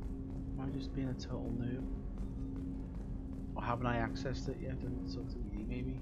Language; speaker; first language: English; native; English